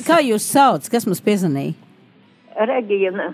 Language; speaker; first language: Latvian; native; Latvian